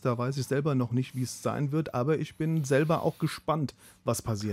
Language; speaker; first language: German; native; German